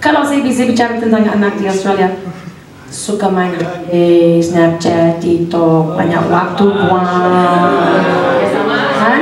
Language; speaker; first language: Indonesian; non-native, fluent; English